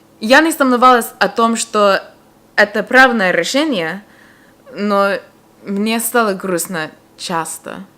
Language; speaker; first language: Russian; non-native, fluent; English